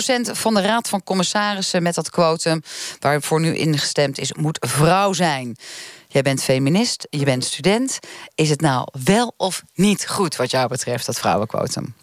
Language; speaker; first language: Dutch; native; Dutch